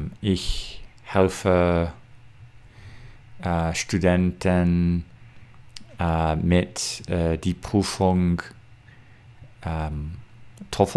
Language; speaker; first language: German; non-native, learner; English